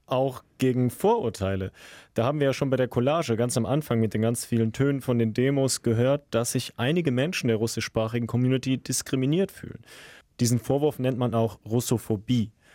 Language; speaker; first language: German; early bilingual, other home language; Russian